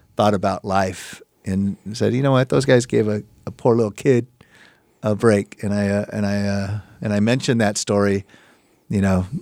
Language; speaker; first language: English; native; English